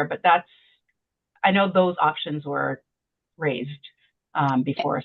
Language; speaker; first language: English; native; English